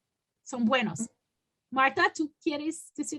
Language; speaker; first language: Spanish; non-native, fluent; English